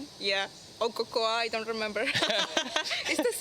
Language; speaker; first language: English; non-native, learner; Spanish